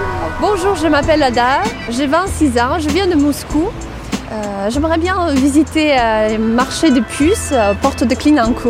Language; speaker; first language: French; non-native, fluent; Russian